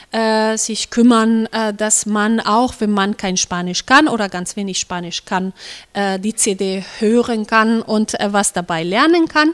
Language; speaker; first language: German; non-native, fluent; Spanish